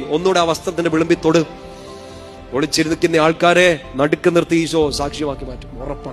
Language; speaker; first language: Malayalam; native; Malayalam